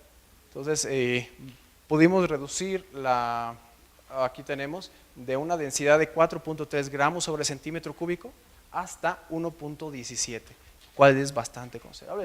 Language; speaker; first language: Spanish; native; Spanish